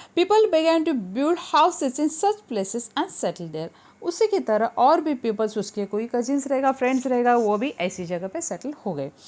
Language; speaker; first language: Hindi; non-native, local second language; Marathi